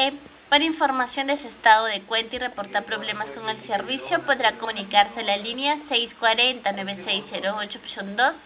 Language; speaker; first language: Spanish; native; Spanish